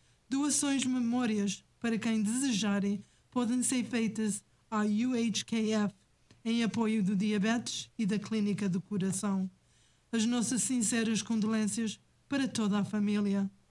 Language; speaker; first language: Portuguese; native; Portuguese